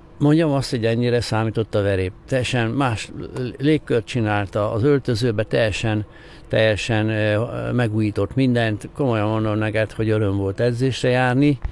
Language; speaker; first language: Hungarian; native; Hungarian